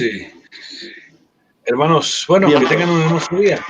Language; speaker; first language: Spanish; native; Spanish